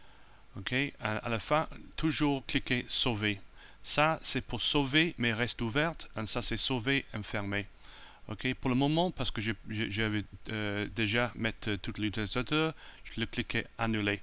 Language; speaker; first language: French; non-native, learner; English